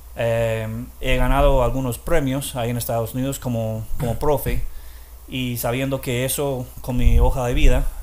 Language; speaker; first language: Spanish; non-native, fluent; English